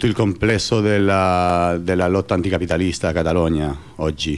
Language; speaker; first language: Italian; non-native, fluent; Catalan